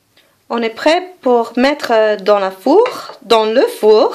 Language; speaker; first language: French; non-native, fluent; English